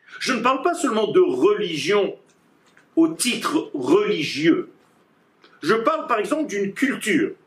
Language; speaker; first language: French; non-native, fluent; Hebrew